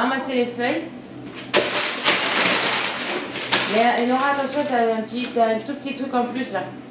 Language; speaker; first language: French; native; French